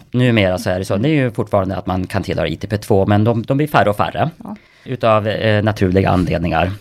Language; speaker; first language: Swedish; native; Swedish